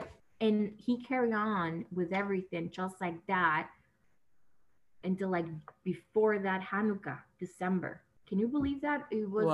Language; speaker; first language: English; non-native, fluent; Spanish